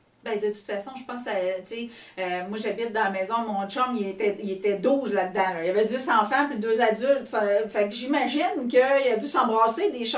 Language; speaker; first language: French; native; French